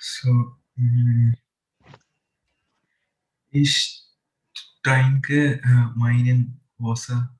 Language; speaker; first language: German; non-native, learner; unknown